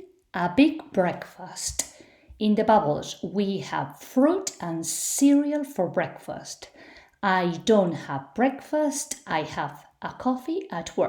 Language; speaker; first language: English; non-native, fluent; Spanish